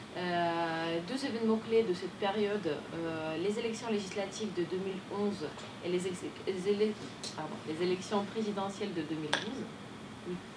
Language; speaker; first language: French; non-native, fluent; Russian